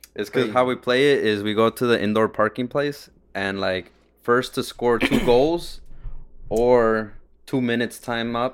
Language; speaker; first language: English; early bilingual, other home language; Spanish